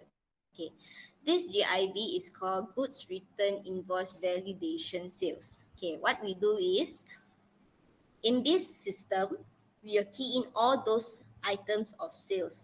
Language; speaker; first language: English; non-native, local second language; Malay